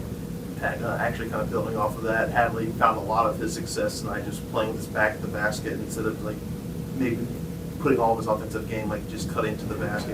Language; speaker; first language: English; native; English